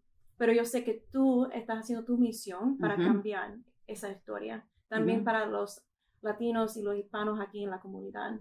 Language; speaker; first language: Spanish; early bilingual, heritage; Spanish